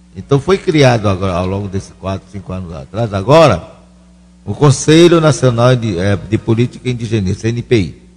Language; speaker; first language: Portuguese; non-native, local second language; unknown